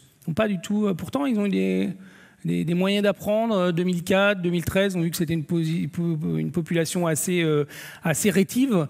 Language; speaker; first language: French; native; French